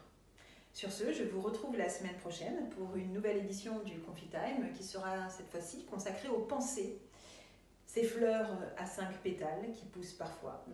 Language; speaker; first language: French; native; French